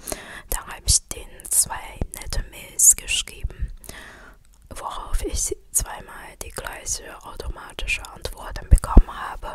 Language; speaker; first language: German; non-native, fluent; Chinese